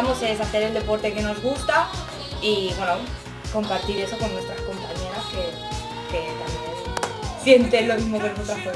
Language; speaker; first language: Spanish; native; Spanish